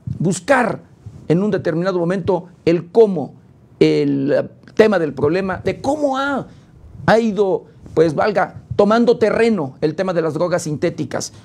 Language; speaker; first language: Spanish; native; Spanish